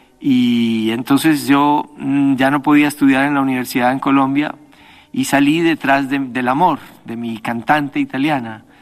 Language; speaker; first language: Spanish; native; Spanish